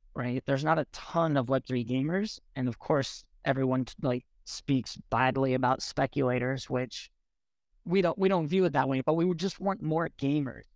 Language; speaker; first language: English; native; English